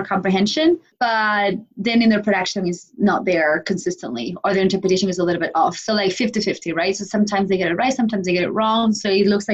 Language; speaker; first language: English; non-native, fluent; Spanish